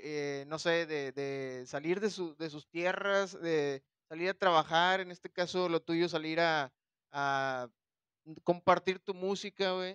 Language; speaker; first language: Spanish; native; Spanish